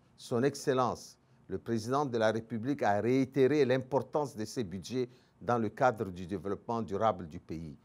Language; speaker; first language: French; non-native, local second language; Arabic